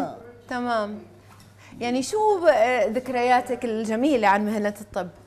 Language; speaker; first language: Arabic; native; Arabic